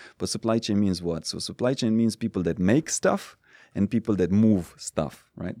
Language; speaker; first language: English; non-native, fluent; Romanian